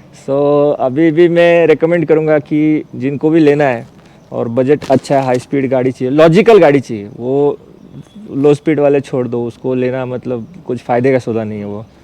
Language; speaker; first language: Hindi; non-native, local second language; Marathi